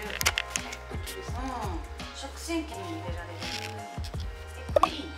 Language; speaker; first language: Japanese; native; Japanese